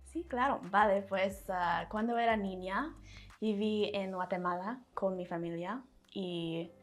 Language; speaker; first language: Spanish; non-native, fluent; English